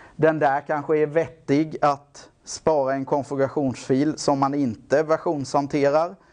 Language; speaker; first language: Swedish; native; Swedish